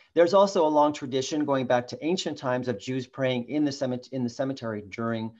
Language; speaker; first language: English; native; English